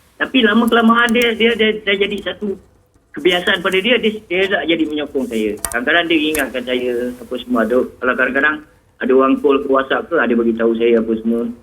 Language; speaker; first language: Malay; native; Malay